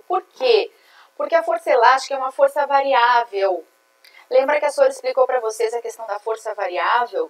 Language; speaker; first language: Portuguese; native; Portuguese